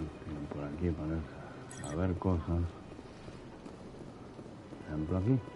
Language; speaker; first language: Spanish; non-native, fluent; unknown